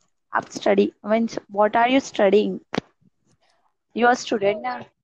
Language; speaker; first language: English; non-native, learner; Gujarati